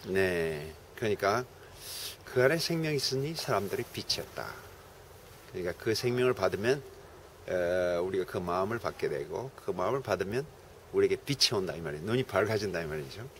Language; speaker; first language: Korean; native; Korean